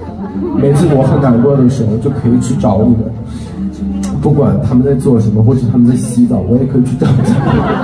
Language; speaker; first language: Chinese; non-native, fluent; Thai